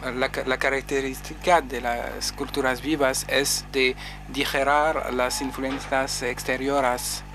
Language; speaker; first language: Spanish; non-native, learner; French